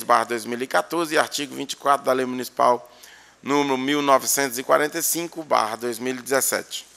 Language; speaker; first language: Portuguese; native; Portuguese